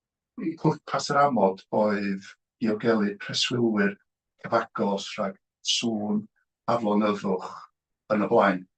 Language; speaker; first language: Welsh; native; Welsh